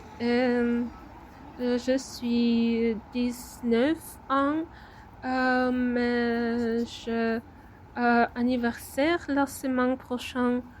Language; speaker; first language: French; non-native, learner; Ukrainian